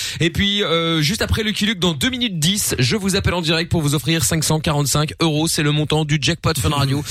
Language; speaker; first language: French; early bilingual, other home language; Portuguese